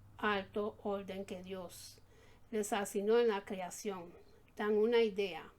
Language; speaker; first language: Spanish; native; Spanish